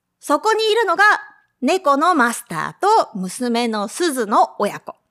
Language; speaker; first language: Japanese; native; Japanese